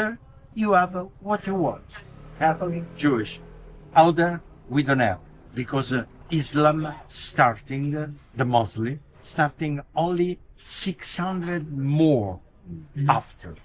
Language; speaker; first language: English; non-native, learner; Italian